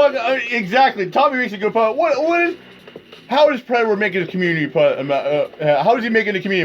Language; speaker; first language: English; native; English